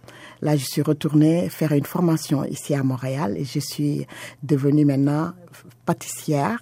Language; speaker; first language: French; non-native, local second language; Wolof